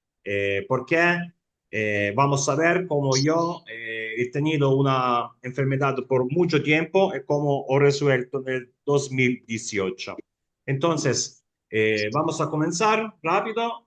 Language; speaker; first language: Spanish; non-native, fluent; Italian